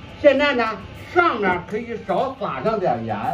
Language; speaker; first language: Chinese; native; Chinese